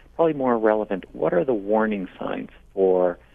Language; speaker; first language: English; non-native, fluent; Spanish